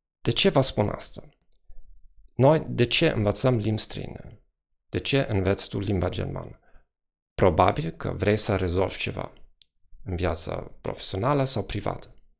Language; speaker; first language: Romanian; non-native, fluent; German